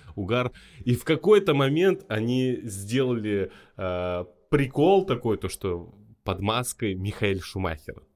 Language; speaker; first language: Russian; native; Russian